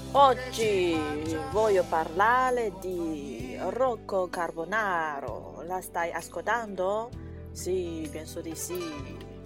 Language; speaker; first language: Italian; non-native, learner; Chinese